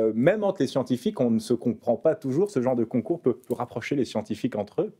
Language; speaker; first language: French; native; French